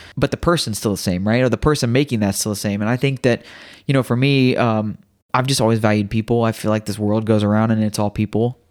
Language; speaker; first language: English; native; English